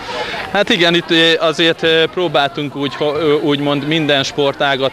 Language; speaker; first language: Hungarian; native; Hungarian